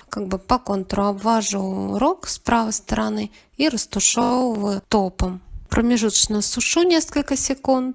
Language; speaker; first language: Russian; native; Russian